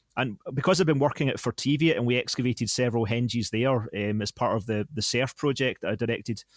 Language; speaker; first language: English; native; English